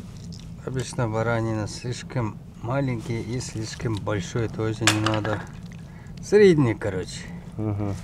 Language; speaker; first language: Russian; non-native, local second language; Uyghur